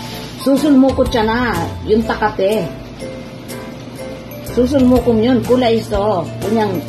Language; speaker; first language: Korean; non-native, learner; Filipino